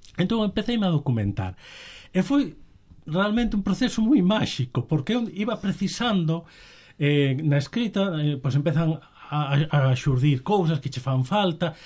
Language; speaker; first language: Galician; native; Galician